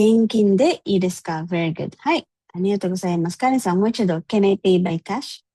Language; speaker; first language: Japanese; non-native, fluent; Filipino